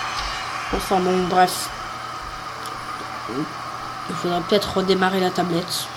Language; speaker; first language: French; native; French